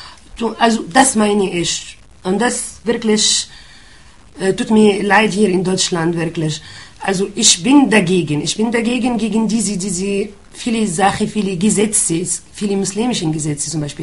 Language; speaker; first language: German; non-native, fluent; Arabic